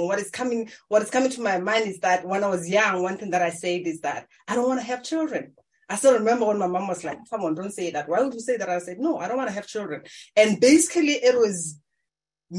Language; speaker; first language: English; non-native, local second language; Tswana